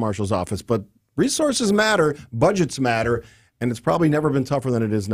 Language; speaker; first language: English; native; English